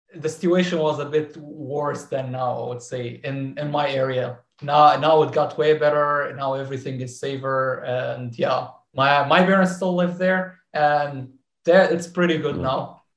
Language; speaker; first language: English; non-native, fluent; Arabic